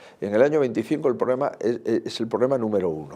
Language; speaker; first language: Spanish; native; Spanish